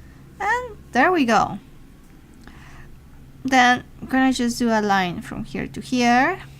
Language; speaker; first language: English; non-native, fluent; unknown